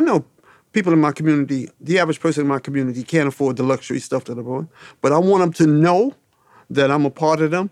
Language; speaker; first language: English; native; English